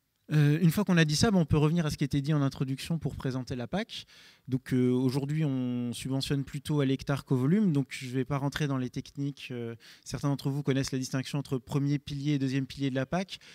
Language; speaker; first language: French; native; French